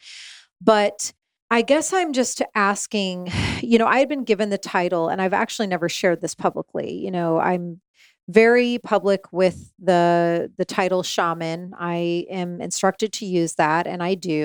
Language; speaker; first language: English; native; English